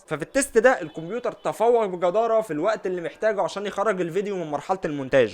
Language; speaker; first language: Arabic; native; Arabic